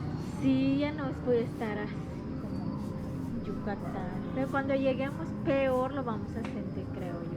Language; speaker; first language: Spanish; native; Spanish